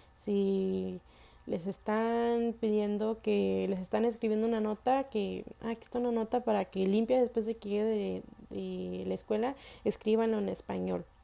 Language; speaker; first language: Spanish; early bilingual, heritage; Spanish